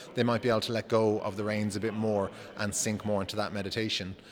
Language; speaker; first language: English; non-native, fluent; Dutch